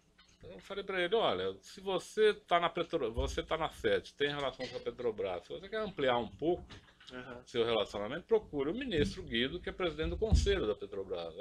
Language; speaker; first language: Portuguese; native; Portuguese